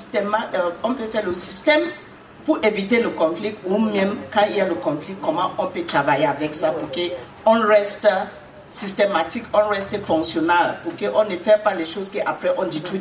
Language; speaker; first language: French; non-native, learner; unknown